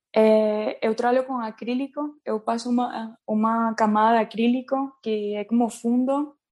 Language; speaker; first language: Portuguese; non-native, learner; Spanish